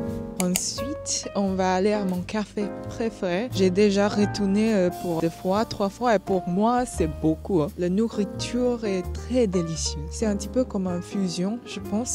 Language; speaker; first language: French; non-native, learner; English